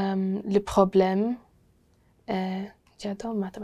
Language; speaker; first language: French; non-native, learner; English